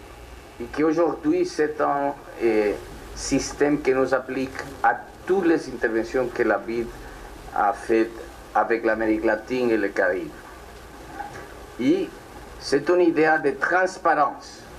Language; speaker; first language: French; non-native, learner; Spanish